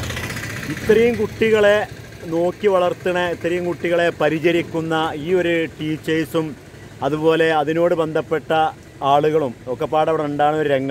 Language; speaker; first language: Malayalam; native; Malayalam